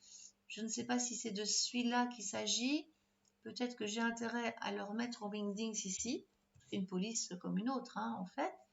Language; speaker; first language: French; native; French